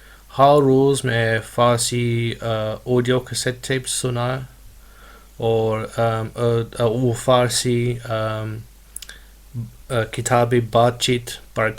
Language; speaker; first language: Hindi; non-native, learner; English